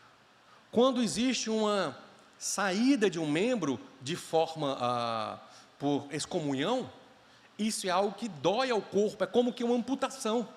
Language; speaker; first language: Portuguese; native; Portuguese